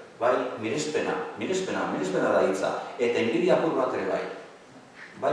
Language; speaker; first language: Basque; native; Basque